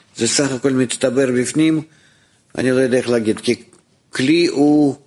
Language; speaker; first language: Hebrew; non-native, fluent; Russian